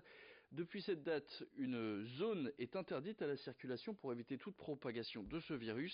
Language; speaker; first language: French; native; French